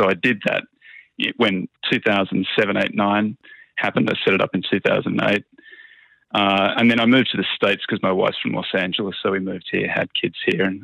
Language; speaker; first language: English; native; English